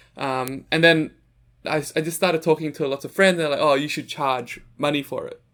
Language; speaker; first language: English; native; English